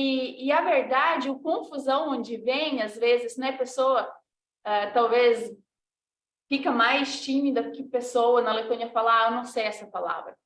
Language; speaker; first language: Portuguese; early bilingual, heritage; Portuguese